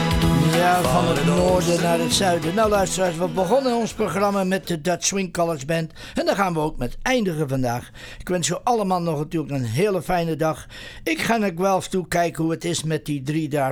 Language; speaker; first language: Dutch; native; Dutch